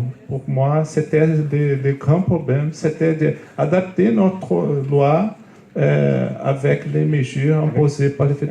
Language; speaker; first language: French; non-native, fluent; Portuguese